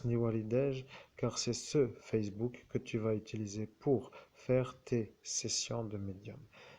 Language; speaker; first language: French; native; French